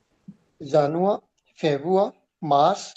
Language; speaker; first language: German; non-native, learner; Hindi